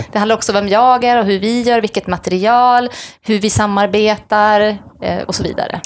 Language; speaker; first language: Swedish; native; Swedish